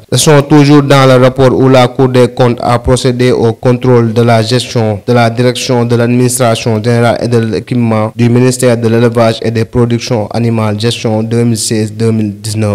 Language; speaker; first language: French; non-native, local second language; Wolof